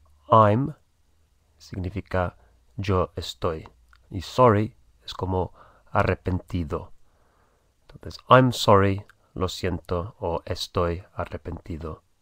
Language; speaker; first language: Spanish; native; Spanish